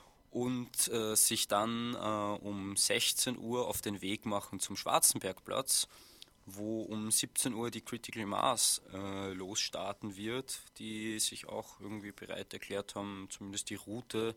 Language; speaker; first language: German; native; German